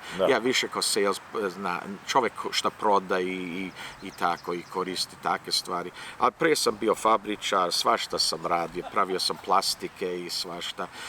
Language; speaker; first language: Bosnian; early bilingual, heritage; Serbian